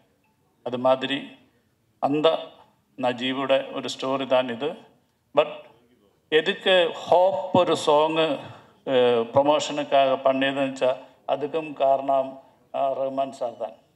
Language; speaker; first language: Tamil; non-native, learner; Malayalam